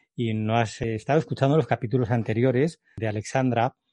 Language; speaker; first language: Spanish; native; Spanish